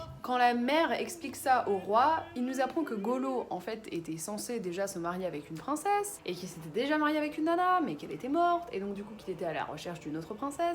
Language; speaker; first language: French; native; French